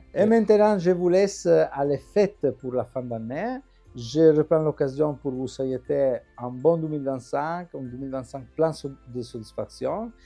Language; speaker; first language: French; non-native, fluent; Italian